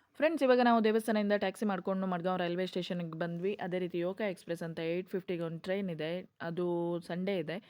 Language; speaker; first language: Kannada; native; Kannada